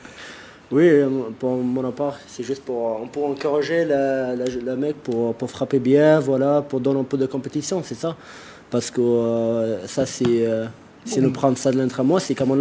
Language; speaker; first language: French; non-native, learner; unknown